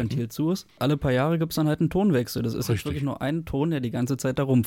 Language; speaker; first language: German; native; German